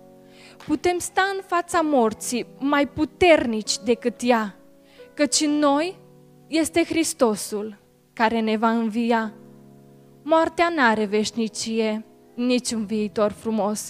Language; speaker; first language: Romanian; native; Romanian